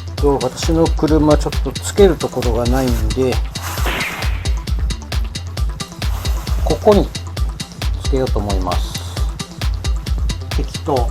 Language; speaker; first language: Japanese; native; Japanese